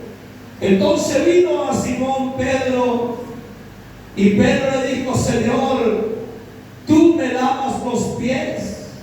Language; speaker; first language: Spanish; native; Spanish